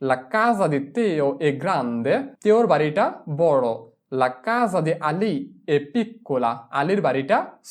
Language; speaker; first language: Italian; non-native, fluent; Bangla